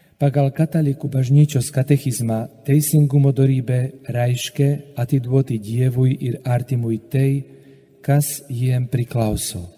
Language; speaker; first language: Lithuanian; non-native, fluent; Slovak